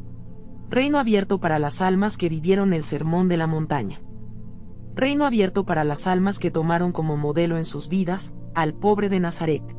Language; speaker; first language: Spanish; native; Spanish